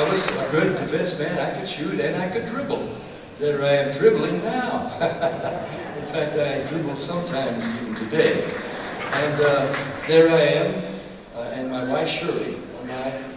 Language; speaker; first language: English; native; English